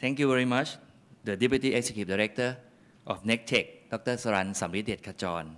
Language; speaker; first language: English; non-native, fluent; Thai